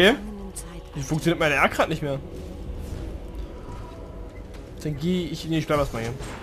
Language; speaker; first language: German; native; German